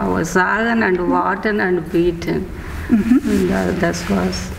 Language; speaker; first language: German; non-native, learner; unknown